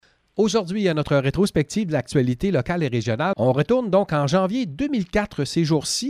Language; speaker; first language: French; native; French